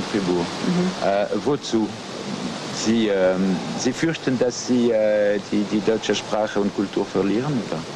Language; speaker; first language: German; non-native, local second language; French